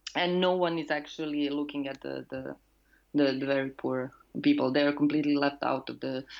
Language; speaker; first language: English; non-native, fluent; Serbian